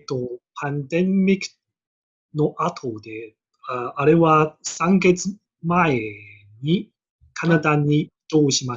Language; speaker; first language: Japanese; non-native, learner; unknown